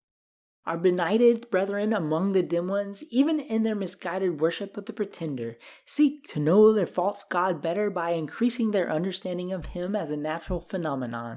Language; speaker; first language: English; native; English